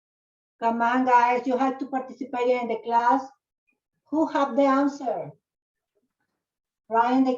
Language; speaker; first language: English; non-native, learner; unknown